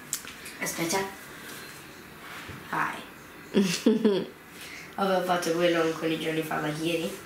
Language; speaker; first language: Italian; early bilingual, heritage; Italian